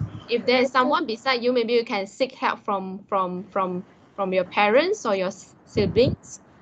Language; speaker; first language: English; non-native, local second language; Malay